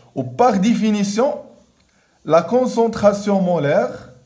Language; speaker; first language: French; non-native, local second language; Arabic